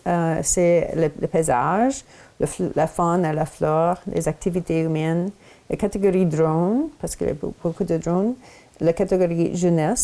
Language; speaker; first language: French; non-native, local second language; English